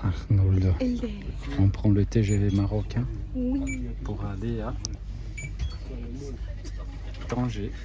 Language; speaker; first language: French; non-native, fluent; German